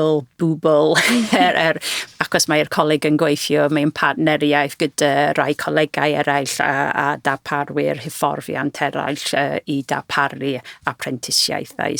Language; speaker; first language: Welsh; non-native, fluent; English